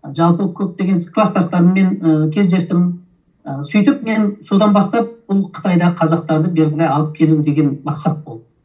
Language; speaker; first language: Kazakh; early bilingual, heritage; Kazakh